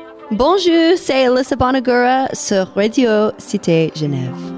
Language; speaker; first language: French; non-native, learner; English